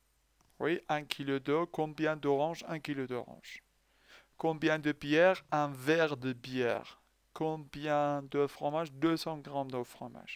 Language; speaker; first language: French; non-native, fluent; Persian